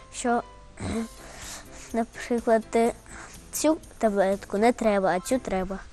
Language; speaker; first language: Ukrainian; non-native, local second language; Russian